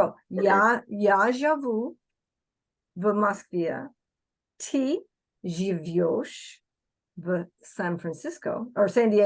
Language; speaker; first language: Russian; non-native, fluent; English